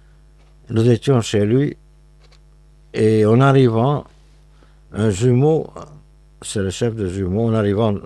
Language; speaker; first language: French; non-native, fluent; Hungarian